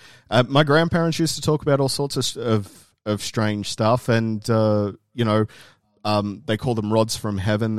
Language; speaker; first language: English; native; English